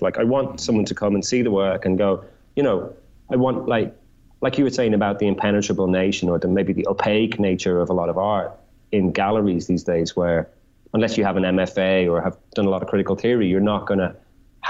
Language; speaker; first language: English; native; English